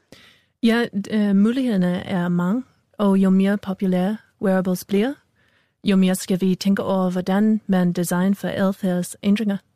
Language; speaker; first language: Danish; non-native, fluent; English